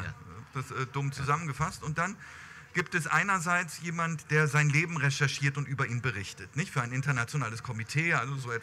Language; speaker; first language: German; native; German